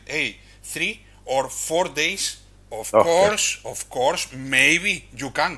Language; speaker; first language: English; non-native, learner; Spanish